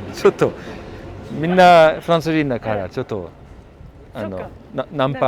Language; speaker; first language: Japanese; non-native, fluent; French